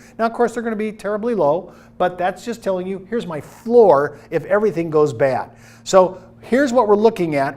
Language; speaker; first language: English; native; English